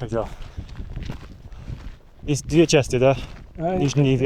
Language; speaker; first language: Russian; non-native, learner; English